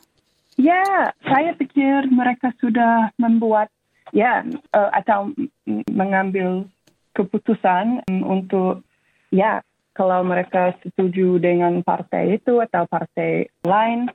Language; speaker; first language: Indonesian; non-native, fluent; English